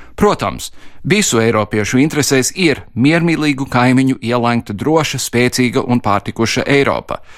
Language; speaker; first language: Latvian; early bilingual, heritage; Latvian